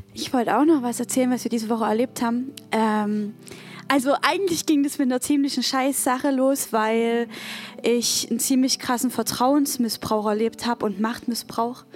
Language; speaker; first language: German; native; German